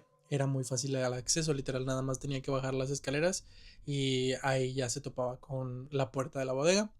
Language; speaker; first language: Spanish; native; Spanish